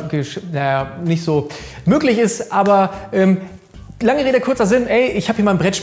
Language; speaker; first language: German; native; German